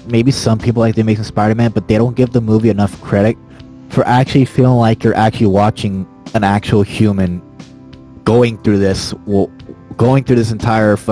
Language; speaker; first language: English; native; English